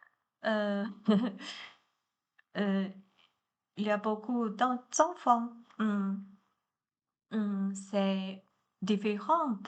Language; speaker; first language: French; non-native, learner; Chinese